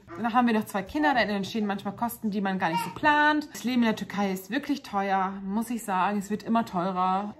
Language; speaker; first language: German; early bilingual, other home language; Turkish